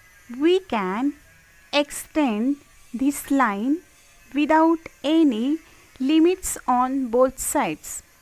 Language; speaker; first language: English; non-native, local second language; Marathi